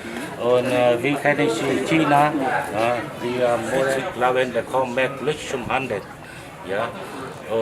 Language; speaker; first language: German; non-native, learner; Vietnamese